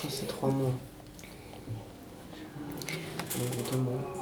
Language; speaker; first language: French; native; French